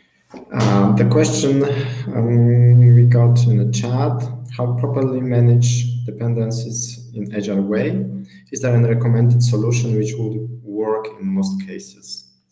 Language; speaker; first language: English; non-native, fluent; Polish